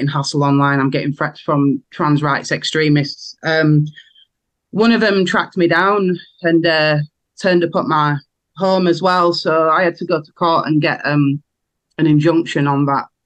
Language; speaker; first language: English; native; English